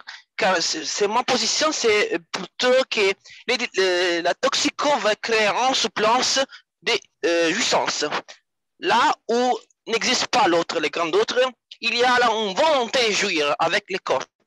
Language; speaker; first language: French; non-native, fluent; Italian